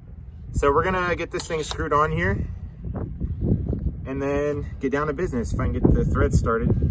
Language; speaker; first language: English; native; English